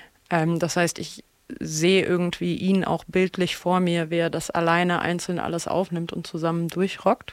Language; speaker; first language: German; native; German